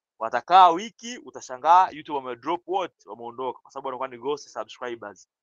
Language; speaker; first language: Swahili; native; Swahili